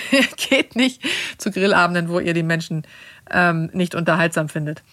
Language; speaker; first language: German; non-native, fluent; Swedish